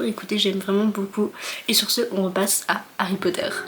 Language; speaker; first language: French; native; French